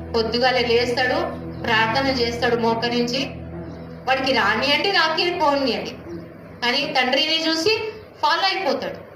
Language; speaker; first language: Telugu; non-native, local second language; Hindi